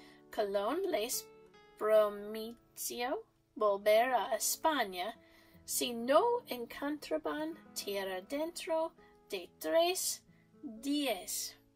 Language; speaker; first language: Spanish; non-native, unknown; English